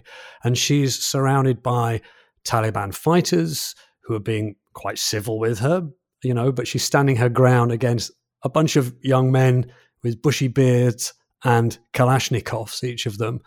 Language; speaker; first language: English; native; English